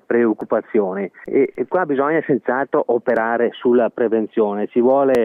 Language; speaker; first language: Italian; native; Italian